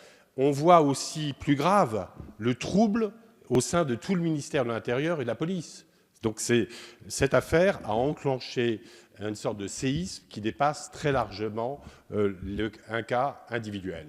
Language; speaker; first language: French; native; French